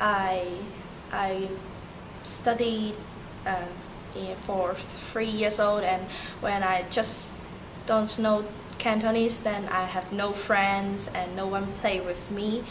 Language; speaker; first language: English; early bilingual, other home language; Turkish